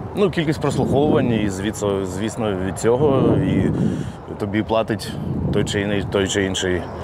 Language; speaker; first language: Ukrainian; non-native, local second language; Russian